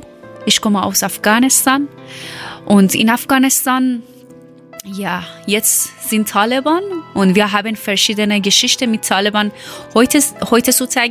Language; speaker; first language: German; non-native, learner; Persian